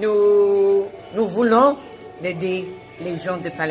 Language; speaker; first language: French; non-native, learner; English